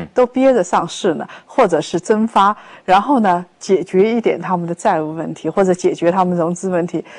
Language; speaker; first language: Chinese; native; Chinese